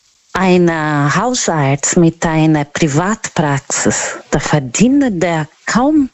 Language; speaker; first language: German; non-native, learner; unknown